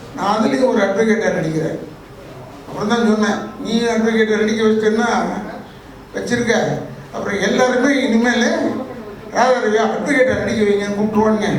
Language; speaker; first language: Tamil; non-native, local second language; Telugu